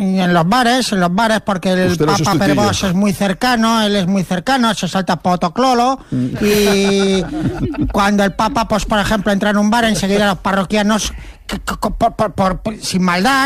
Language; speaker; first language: Spanish; native; Spanish